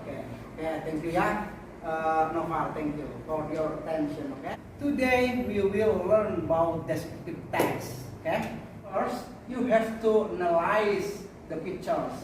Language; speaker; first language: English; non-native, learner; Indonesian